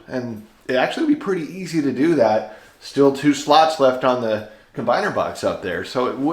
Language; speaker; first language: English; native; English